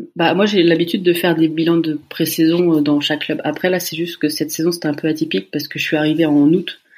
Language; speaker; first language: French; native; French